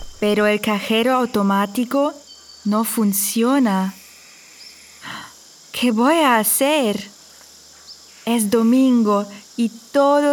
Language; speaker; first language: Spanish; non-native, fluent; German